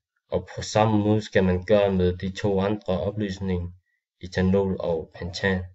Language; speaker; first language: Danish; non-native, learner; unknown